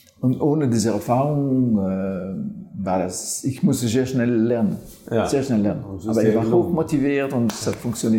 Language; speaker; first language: German; non-native, fluent; French